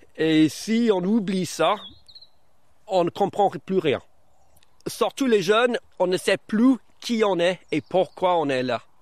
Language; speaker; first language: French; non-native, fluent; English